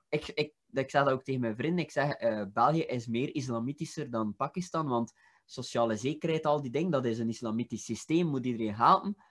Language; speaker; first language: Dutch; early bilingual, other home language; Punjabi